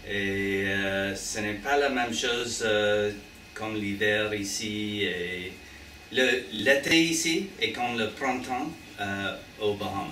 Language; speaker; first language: French; non-native, learner; English